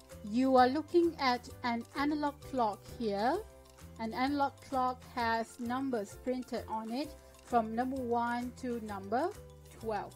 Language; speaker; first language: English; non-native, local second language; Malay